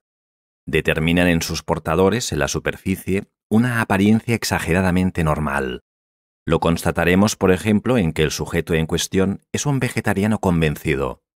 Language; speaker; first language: Spanish; native; Spanish